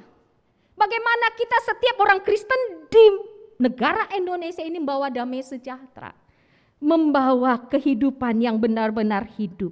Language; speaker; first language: Indonesian; native; Indonesian